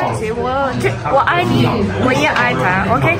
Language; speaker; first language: Chinese; non-native, learner; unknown